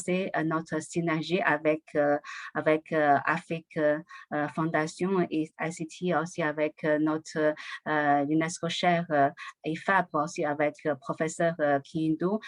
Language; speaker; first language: French; non-native, learner; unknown